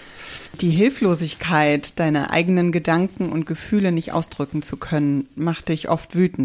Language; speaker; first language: German; native; German